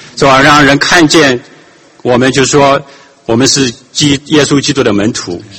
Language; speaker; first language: Chinese; native; Chinese